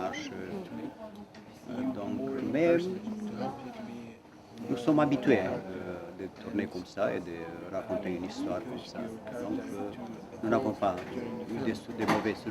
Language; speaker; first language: French; non-native, fluent; Romanian